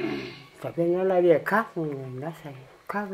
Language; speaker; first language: Vietnamese; non-native, local second language; Hmong